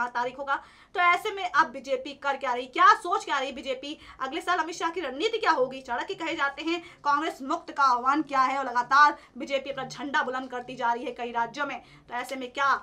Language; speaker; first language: Hindi; native; Hindi